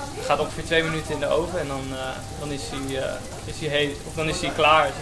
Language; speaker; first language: Dutch; native; Dutch